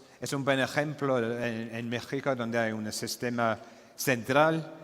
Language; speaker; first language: Spanish; non-native, fluent; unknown